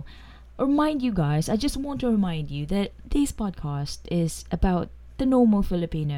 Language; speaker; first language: English; non-native, local second language; Filipino